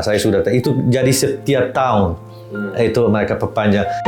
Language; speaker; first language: Indonesian; non-native, fluent; Dutch